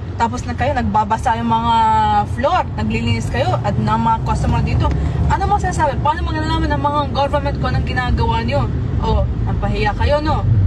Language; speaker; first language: Filipino; early bilingual, heritage; Arabic